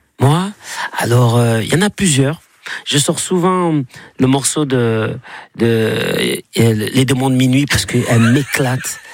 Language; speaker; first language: French; native; French